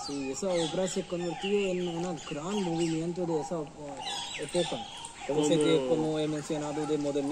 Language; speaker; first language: Spanish; non-native, learner; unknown